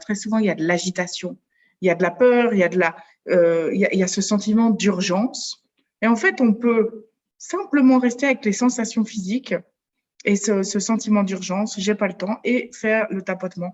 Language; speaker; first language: French; native; French